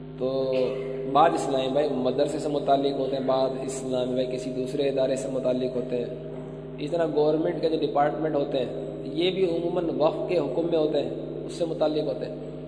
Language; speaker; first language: Urdu; native; Urdu